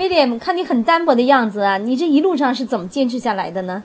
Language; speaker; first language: Chinese; native; Chinese